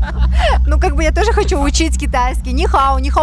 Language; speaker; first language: Russian; native; Russian